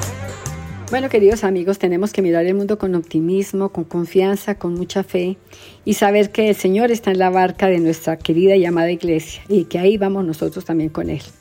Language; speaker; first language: Spanish; native; Spanish